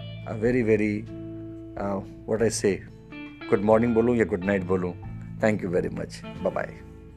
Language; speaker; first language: English; non-native, local second language; Hindi